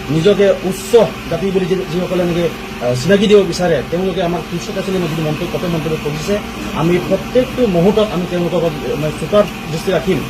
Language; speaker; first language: Assamese; non-native, local second language; Karbi